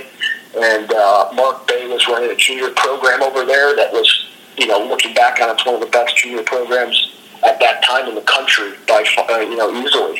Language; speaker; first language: English; native; English